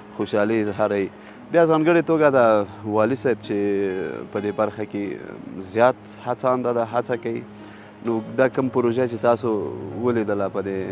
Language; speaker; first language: Pashto; non-native, local second language; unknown